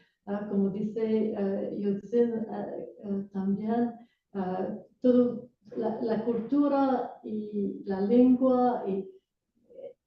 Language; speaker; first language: Spanish; non-native, learner; French